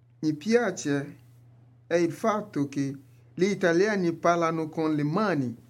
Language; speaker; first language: Italian; non-native, learner; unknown